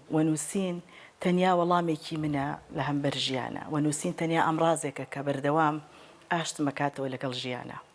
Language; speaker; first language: Central Kurdish; native; Central Kurdish